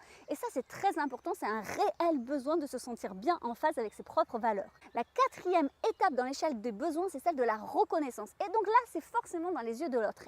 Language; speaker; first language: French; native; French